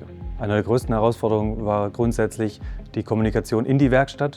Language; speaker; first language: German; native; German